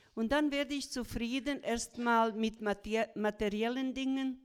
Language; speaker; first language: German; non-native, fluent; Croatian